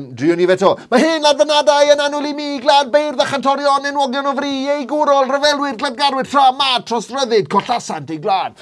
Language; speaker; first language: Welsh; native; Welsh